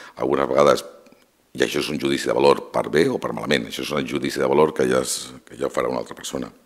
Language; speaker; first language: Catalan; non-native, local second language; Spanish